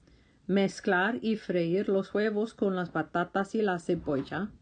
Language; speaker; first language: Spanish; non-native, fluent; English